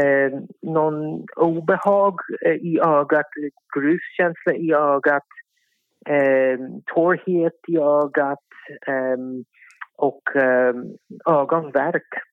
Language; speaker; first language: Swedish; non-native, fluent; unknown